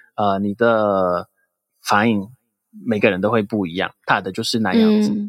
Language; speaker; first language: Chinese; non-native, fluent; Portuguese